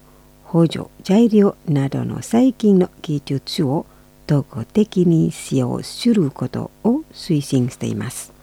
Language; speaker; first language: Japanese; non-native, fluent; Indonesian